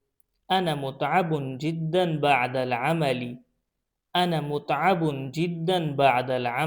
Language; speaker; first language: Arabic; non-native, fluent; Urdu